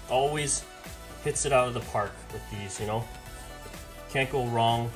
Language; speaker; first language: English; native; English